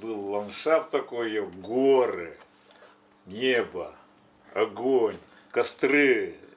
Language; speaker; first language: Russian; non-native, local second language; Yakut